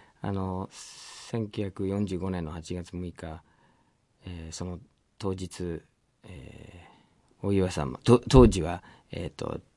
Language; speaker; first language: Japanese; non-native, fluent; English